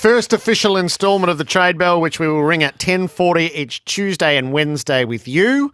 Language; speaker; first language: English; native; English